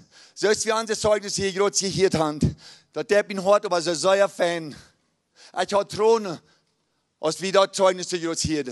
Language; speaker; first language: German; early bilingual, heritage; Plautdietsch